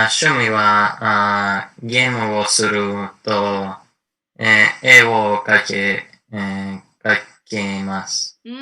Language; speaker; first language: Japanese; non-native, learner; Greek